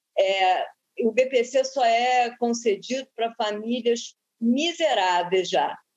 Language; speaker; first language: Portuguese; native; Portuguese